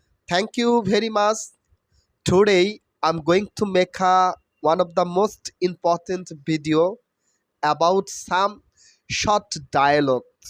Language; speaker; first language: English; non-native, local second language; Bangla